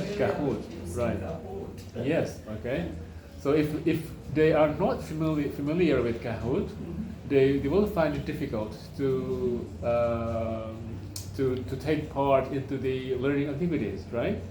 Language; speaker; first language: English; non-native, fluent; Indonesian